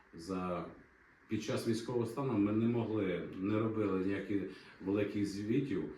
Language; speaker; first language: Ukrainian; native; Ukrainian